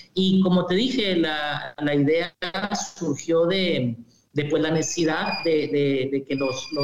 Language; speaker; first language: Spanish; native; Spanish